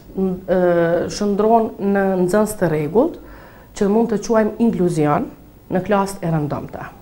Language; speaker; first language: Albanian; native; Albanian